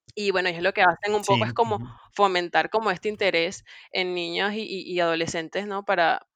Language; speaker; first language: Spanish; native; Spanish